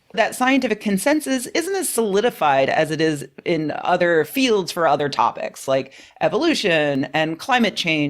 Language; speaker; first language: English; native; English